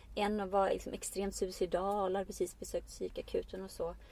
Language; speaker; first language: Swedish; non-native, fluent; Icelandic